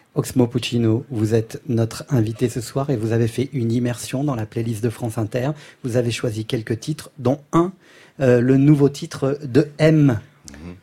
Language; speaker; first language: French; native; French